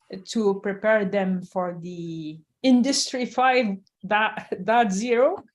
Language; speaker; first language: English; non-native, fluent; French